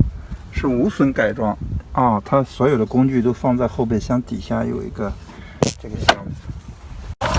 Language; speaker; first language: Chinese; native; Chinese